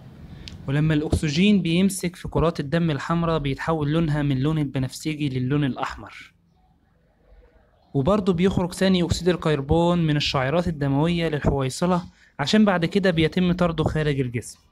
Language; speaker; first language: Arabic; native; Arabic